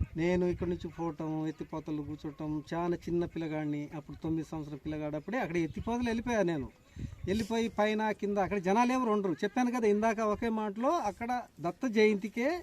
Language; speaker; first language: Telugu; non-native, local second language; Lambadi